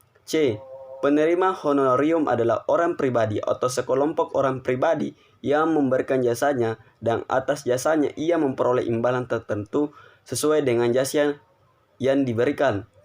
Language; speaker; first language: Indonesian; native; Indonesian